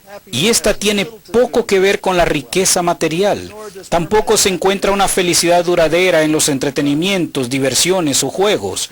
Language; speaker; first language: Spanish; native; Spanish